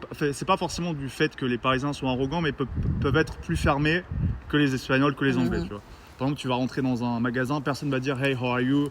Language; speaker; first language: French; native; French